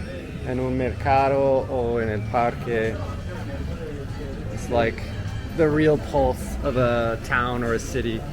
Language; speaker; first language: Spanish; non-native, learner; English